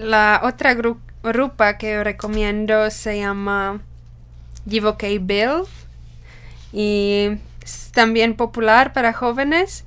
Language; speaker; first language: Spanish; non-native, learner; Czech